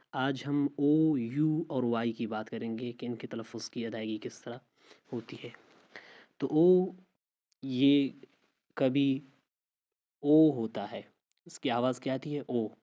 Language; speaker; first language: Urdu; non-native, local second language; Baluchi